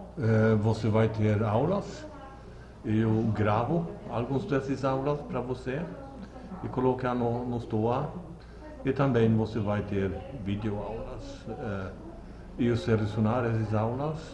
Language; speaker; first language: Portuguese; non-native, learner; Swedish